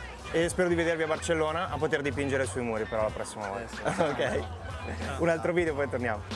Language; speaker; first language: Italian; native; Italian